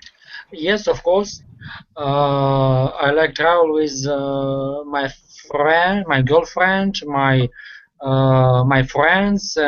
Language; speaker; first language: English; non-native, learner; Russian